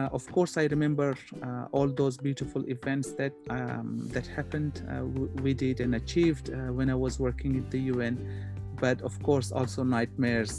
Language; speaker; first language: English; non-native, local second language; Hazaragi